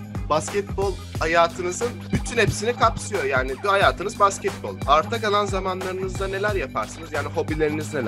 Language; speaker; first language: Turkish; native; Turkish